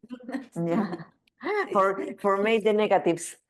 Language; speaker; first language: English; non-native, learner; Spanish